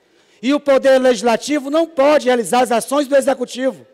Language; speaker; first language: Portuguese; native; Portuguese